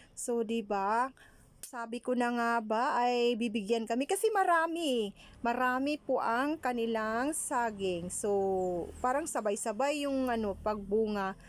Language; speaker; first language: Filipino; non-native, local second language; Cebuano